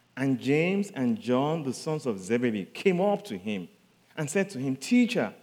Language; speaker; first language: English; non-native, local second language; Yoruba